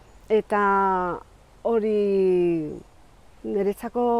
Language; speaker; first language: Basque; non-native, local second language; Spanish